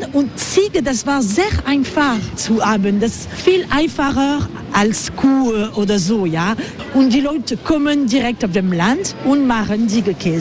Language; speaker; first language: German; non-native, learner; French